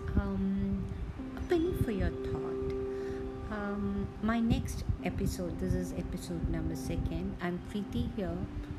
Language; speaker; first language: English; non-native, local second language; Malayalam